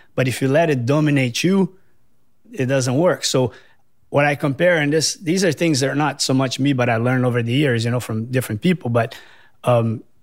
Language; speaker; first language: English; non-native, fluent; Portuguese